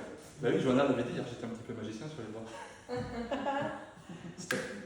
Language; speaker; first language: French; native; French